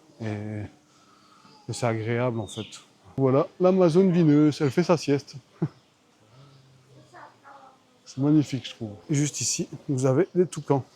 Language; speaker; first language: French; native; French